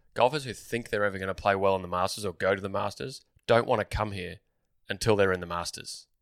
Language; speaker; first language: English; native; English